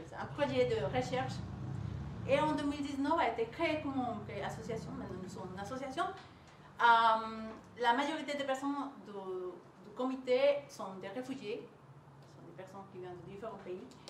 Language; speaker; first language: French; non-native, learner; Spanish